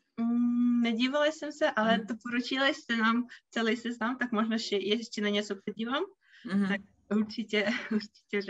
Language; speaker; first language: Czech; non-native, learner; Russian